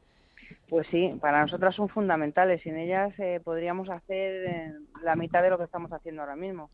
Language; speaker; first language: Spanish; native; Spanish